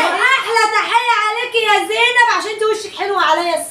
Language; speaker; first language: Arabic; native; Arabic